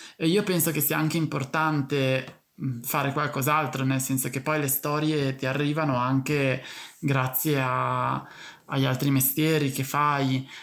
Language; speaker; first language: Italian; native; Italian